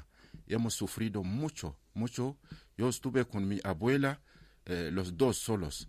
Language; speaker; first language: Spanish; non-native, fluent; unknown